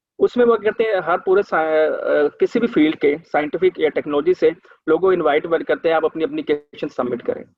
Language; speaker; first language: Urdu; non-native, local second language; Punjabi